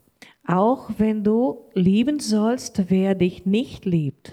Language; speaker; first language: German; non-native, learner; Portuguese